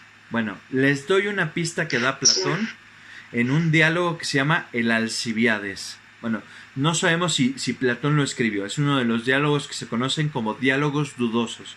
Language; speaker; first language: Spanish; native; Spanish